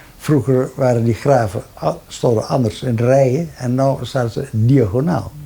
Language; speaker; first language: Dutch; early bilingual, other home language; Javanese